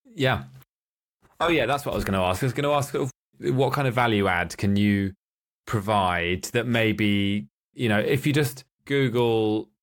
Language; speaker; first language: English; native; English